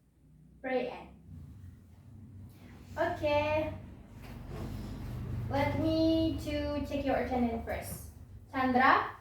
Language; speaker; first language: English; non-native, learner; Indonesian